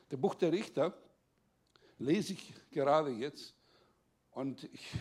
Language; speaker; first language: German; non-native, fluent; Greek